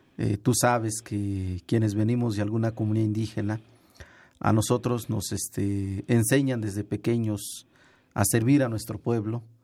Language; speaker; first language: Spanish; non-native, local second language; Mixtepec Mixtec